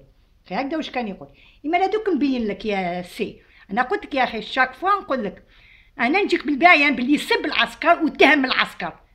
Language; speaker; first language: Arabic; native; Arabic